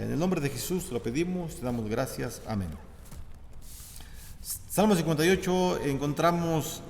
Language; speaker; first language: Spanish; native; Spanish